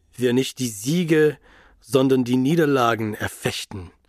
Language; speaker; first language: German; non-native, fluent; English